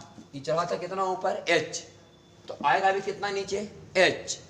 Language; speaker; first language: Hindi; native; Hindi